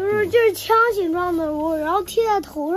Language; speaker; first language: Chinese; native; Chinese